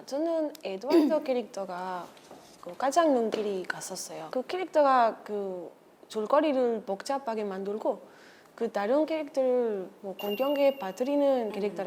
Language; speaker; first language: Korean; non-native, fluent; Spanish